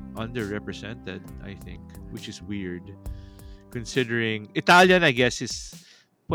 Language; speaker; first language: English; non-native, local second language; Filipino